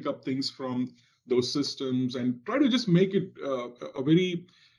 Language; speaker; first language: English; non-native, local second language; Marathi